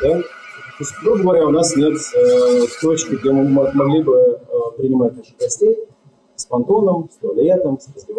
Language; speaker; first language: Russian; native; Russian